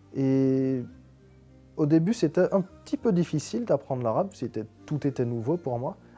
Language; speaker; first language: French; native; French